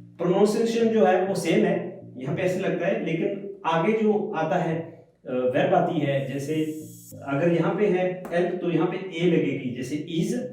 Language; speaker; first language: Hindi; native; Hindi